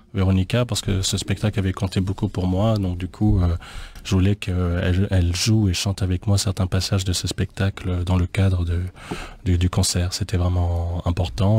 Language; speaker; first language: French; native; French